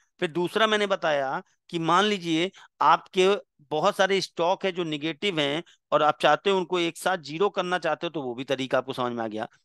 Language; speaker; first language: Hindi; non-native, local second language; Gujarati